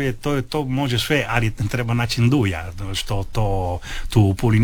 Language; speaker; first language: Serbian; early bilingual, heritage; Italian